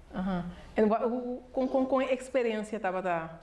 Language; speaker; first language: Dutch; non-native, local second language; Papiamento